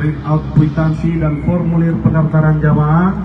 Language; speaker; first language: Indonesian; native; Indonesian